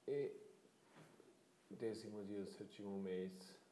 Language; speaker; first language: Portuguese; non-native, fluent; Spanish